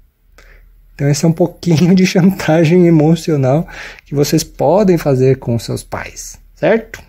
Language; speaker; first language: Portuguese; native; Portuguese